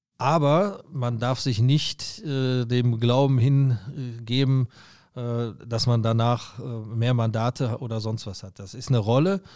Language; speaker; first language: German; native; German